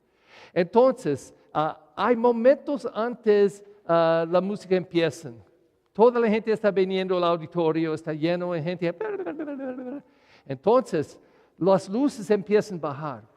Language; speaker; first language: Spanish; non-native, learner; English